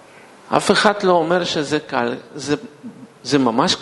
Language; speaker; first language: Hebrew; non-native, fluent; Russian